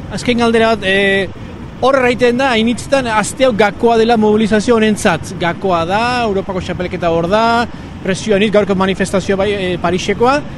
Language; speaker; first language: Basque; native; Basque